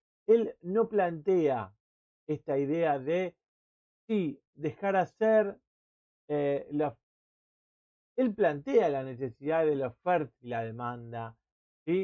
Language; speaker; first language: Spanish; native; Spanish